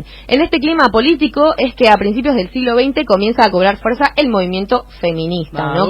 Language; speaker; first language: Spanish; native; Spanish